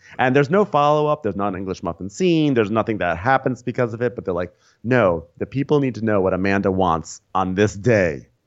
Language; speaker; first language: English; native; English